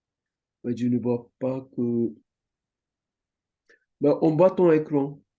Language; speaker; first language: French; non-native, fluent; Japanese